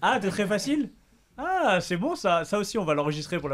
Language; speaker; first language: French; native; French